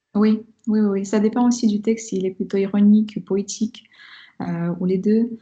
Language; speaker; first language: French; non-native, fluent; Russian